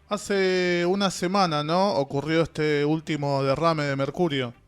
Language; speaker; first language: Spanish; native; Spanish